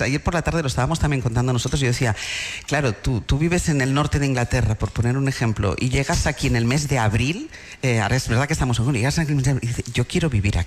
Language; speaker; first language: Spanish; native; Spanish